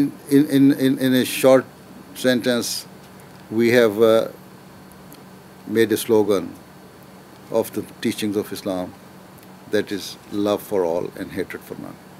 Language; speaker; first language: English; non-native, local second language; Urdu